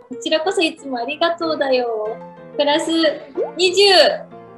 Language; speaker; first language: Japanese; native; Japanese